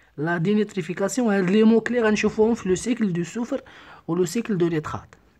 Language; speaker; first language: French; non-native, local second language; Arabic